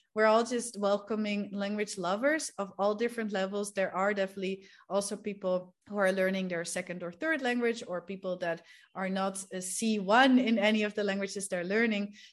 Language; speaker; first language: English; non-native, fluent; Dutch